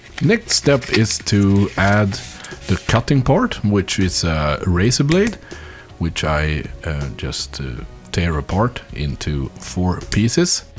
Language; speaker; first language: English; non-native, fluent; Swedish